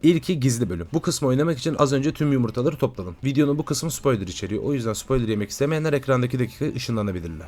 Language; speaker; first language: Turkish; native; Turkish